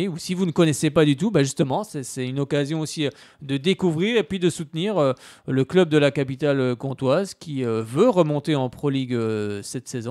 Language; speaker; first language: French; native; French